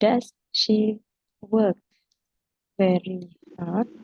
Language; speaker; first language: English; non-native, fluent; Indonesian